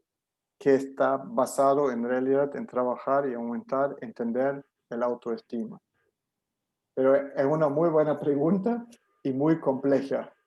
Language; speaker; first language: Spanish; non-native, fluent; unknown